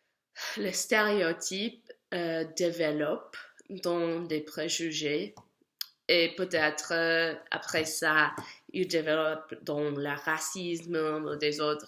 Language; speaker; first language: French; non-native, learner; English